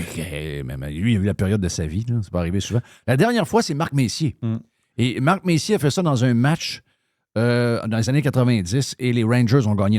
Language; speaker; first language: French; native; French